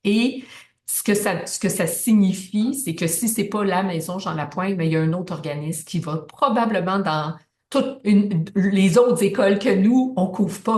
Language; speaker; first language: French; native; French